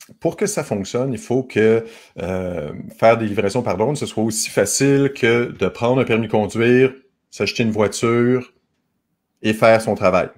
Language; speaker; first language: French; native; French